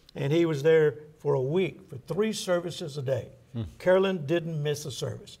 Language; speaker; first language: English; native; English